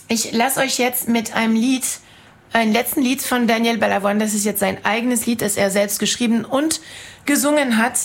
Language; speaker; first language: German; non-native, fluent; French